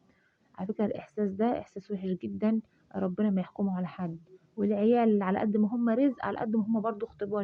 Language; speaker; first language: Arabic; native; Arabic